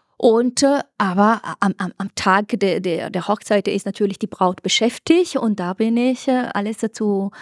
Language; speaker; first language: German; non-native, fluent; Italian